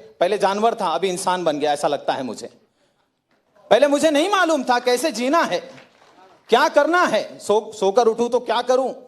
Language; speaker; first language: Hindi; native; Hindi